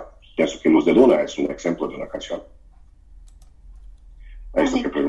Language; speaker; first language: Spanish; non-native, fluent; Portuguese